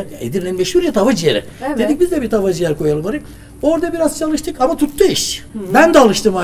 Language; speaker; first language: Turkish; native; Turkish